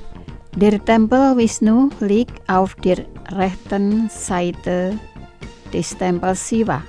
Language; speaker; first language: German; non-native, fluent; Indonesian